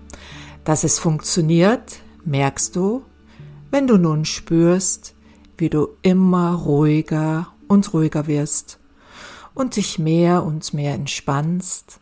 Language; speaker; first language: German; native; German